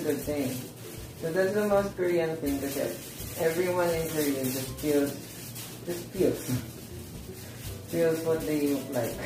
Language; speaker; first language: English; non-native, local second language; Filipino